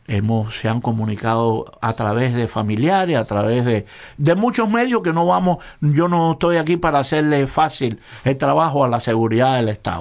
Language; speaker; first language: Spanish; native; Spanish